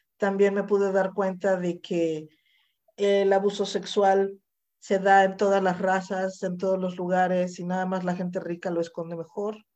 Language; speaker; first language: Spanish; native; Spanish